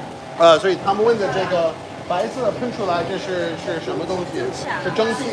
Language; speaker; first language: Chinese; non-native, fluent; English